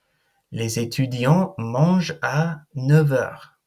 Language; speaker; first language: French; non-native, fluent; English